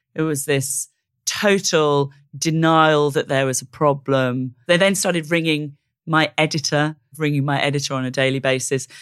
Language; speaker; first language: English; native; English